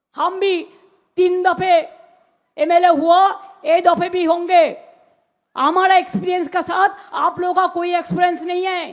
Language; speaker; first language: Hindi; non-native, local second language; Bangla